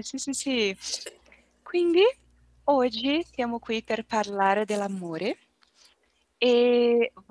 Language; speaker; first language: Italian; non-native, learner; Portuguese